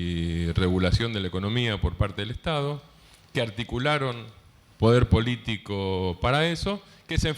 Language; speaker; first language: Spanish; native; Spanish